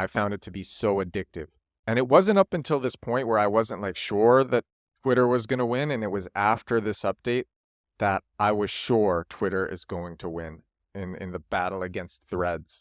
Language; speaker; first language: English; native; English